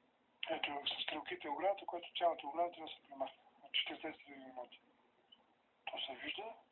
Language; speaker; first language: Bulgarian; native; Bulgarian